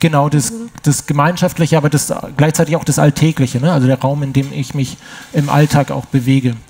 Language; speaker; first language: German; native; German